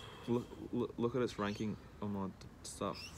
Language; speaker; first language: English; native; English